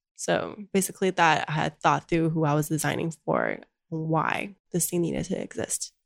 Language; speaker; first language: English; early bilingual, other home language; Chinese